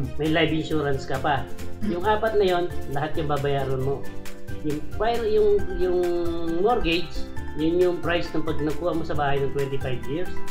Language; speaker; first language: Filipino; non-native, local second language; Cebuano